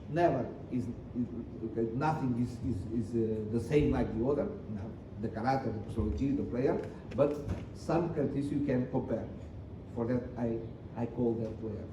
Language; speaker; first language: English; non-native, learner; Portuguese